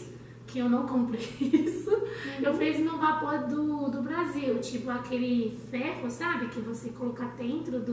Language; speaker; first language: Portuguese; non-native, learner; Chinese